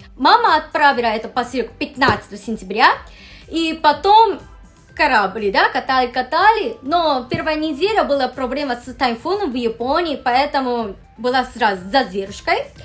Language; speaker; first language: Russian; non-native, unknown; Japanese